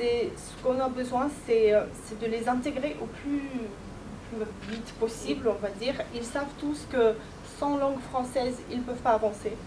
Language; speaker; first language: French; non-native, fluent; Ukrainian